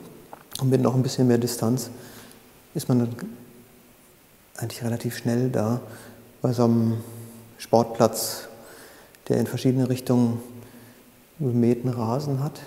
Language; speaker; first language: German; native; German